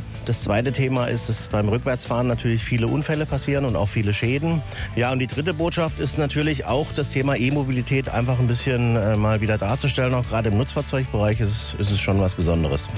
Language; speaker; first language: German; native; German